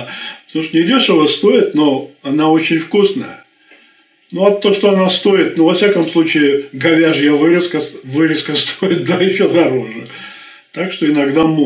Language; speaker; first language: Russian; native; Russian